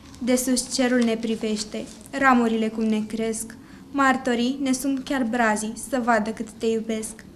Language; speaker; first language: Romanian; native; Romanian